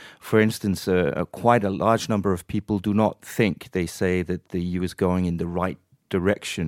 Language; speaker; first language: English; non-native, fluent; Danish